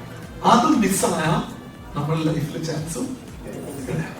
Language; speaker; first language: Tamil; non-native, local second language; Malayalam